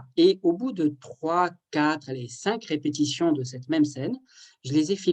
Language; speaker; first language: French; native; French